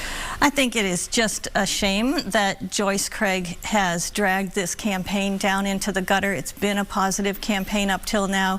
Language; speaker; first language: English; native; English